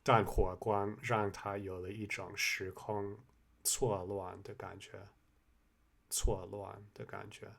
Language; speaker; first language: Chinese; non-native, fluent; English